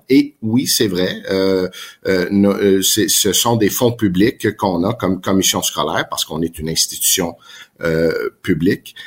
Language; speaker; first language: French; non-native, local second language; English